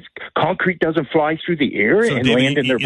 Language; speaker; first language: English; native; English